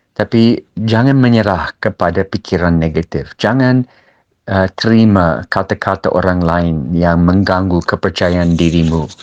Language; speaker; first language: Malay; non-native, fluent; English